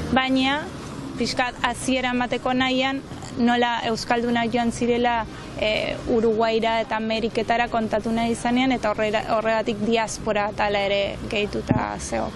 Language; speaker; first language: Basque; non-native, fluent; Spanish